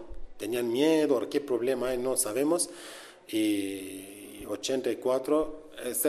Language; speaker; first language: Spanish; non-native, learner; Kurdish